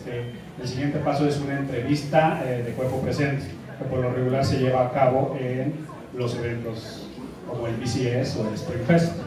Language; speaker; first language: Spanish; native; Spanish